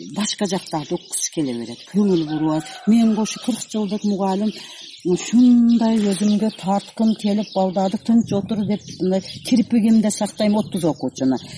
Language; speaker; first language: Kyrgyz; non-native, local second language; Uzbek